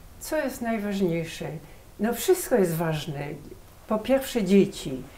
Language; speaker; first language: Polish; early bilingual, heritage; Polish